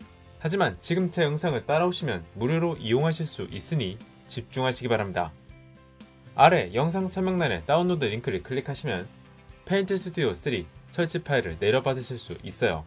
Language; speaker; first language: Korean; native; Korean